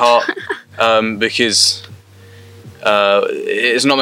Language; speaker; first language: English; native; English